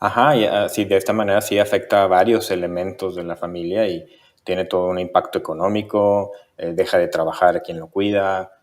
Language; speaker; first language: Spanish; native; Spanish